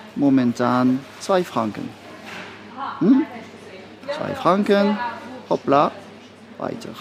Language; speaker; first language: German; non-native, local second language; French